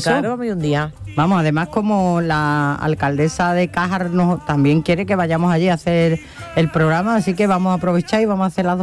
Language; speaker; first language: Spanish; native; Spanish